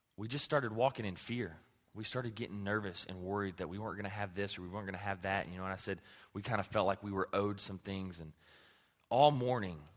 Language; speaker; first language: English; native; English